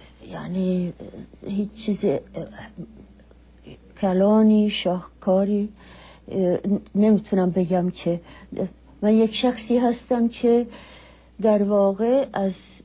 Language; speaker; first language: Persian; non-native, fluent; Czech